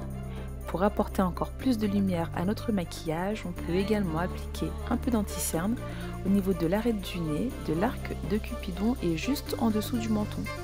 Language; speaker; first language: French; native; French